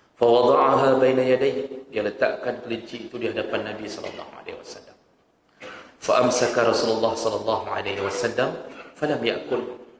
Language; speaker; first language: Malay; non-native, local second language; Achinese